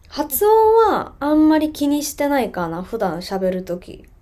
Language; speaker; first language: Japanese; non-native, fluent; Korean